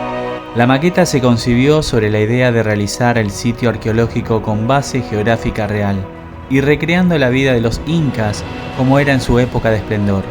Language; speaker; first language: Spanish; native; Spanish